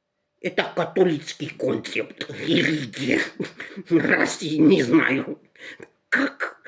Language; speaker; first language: Russian; non-native, learner; Romanian